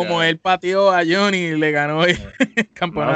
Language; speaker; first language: Spanish; native; Spanish